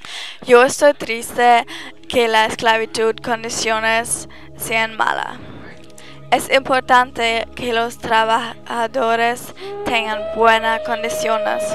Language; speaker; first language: Spanish; non-native, learner; English